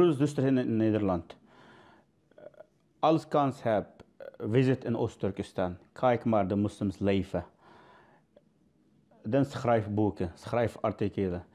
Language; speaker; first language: Dutch; non-native, learner; Uyghur